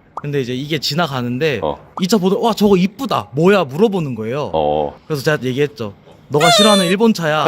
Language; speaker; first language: Korean; native; Korean